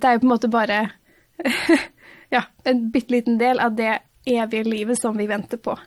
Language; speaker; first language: Norwegian; native; Norwegian